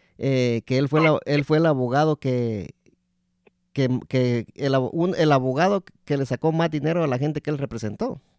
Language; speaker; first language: Spanish; native; Spanish